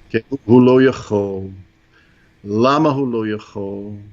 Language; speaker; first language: Hebrew; non-native, fluent; English